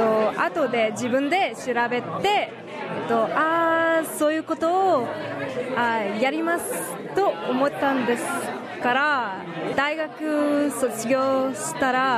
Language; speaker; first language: Japanese; non-native, learner; English